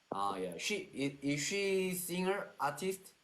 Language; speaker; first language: English; non-native, learner; Korean